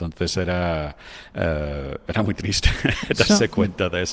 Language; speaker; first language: Spanish; non-native, fluent; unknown